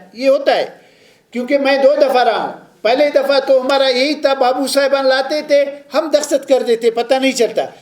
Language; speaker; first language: Urdu; non-native, local second language; Baluchi